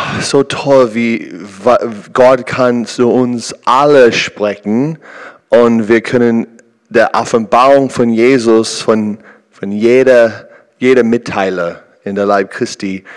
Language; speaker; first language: German; non-native, learner; English